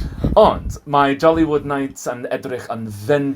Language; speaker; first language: Welsh; non-native, learner; English